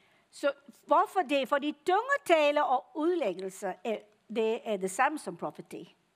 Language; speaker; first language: Danish; non-native, fluent; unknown